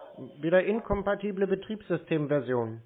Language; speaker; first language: German; native; German